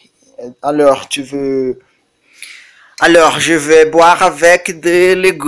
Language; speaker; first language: French; non-native, learner; Portuguese